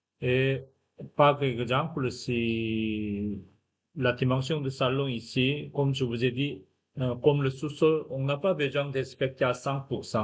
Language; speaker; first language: French; non-native, fluent; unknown